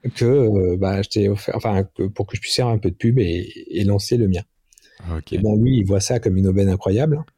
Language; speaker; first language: French; native; French